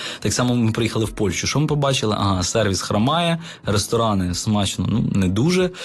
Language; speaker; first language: Ukrainian; native; Ukrainian